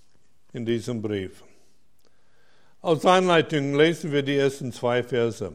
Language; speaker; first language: German; non-native, fluent; English